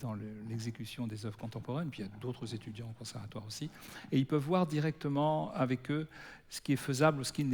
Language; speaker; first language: French; native; French